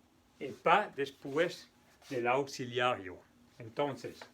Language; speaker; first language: Spanish; non-native, fluent; French